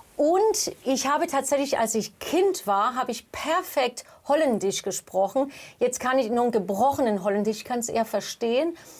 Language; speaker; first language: German; non-native, fluent; English